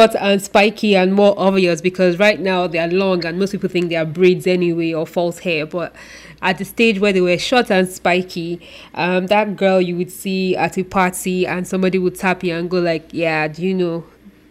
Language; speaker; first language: English; non-native, local second language; Yoruba